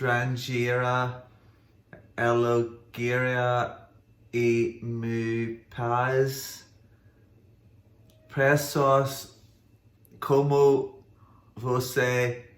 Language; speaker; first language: Portuguese; non-native, learner; English